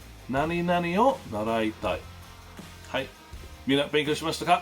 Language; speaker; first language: Japanese; non-native, learner; English